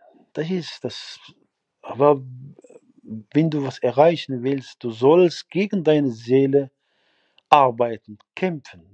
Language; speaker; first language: German; non-native, fluent; Arabic